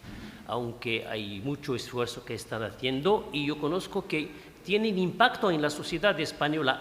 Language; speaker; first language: Spanish; non-native, fluent; Arabic